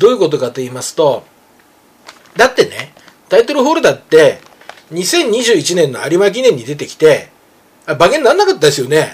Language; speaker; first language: Japanese; native; Japanese